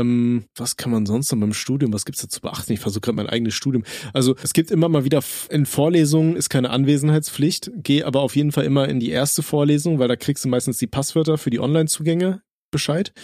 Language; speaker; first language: German; native; German